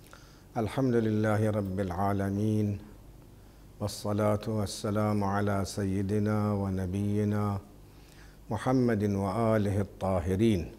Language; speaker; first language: Arabic; native; Arabic